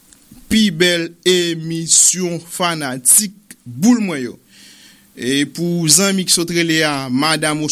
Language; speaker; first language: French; non-native, local second language; Haitian Creole